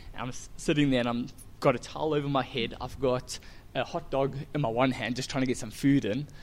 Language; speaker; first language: English; native; English